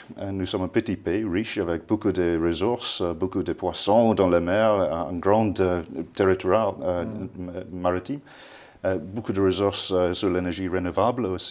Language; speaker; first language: French; non-native, fluent; English